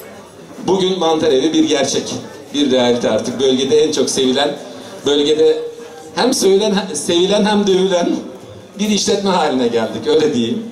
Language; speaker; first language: Turkish; native; Turkish